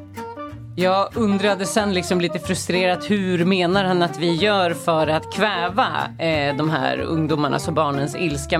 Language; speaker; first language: Swedish; native; Swedish